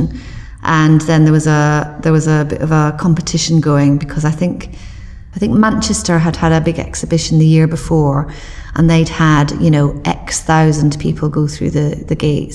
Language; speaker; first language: English; native; English